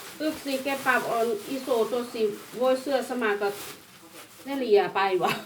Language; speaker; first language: Finnish; non-native, learner; Thai